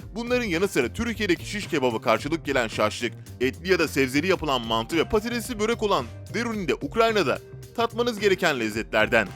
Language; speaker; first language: Turkish; native; Turkish